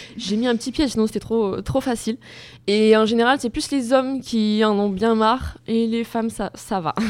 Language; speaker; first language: French; native; French